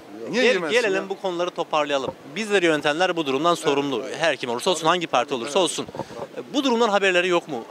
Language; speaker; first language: Turkish; native; Turkish